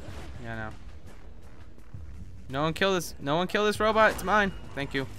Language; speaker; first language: English; native; English